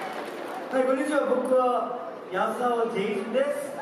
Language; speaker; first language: Japanese; non-native, learner; Korean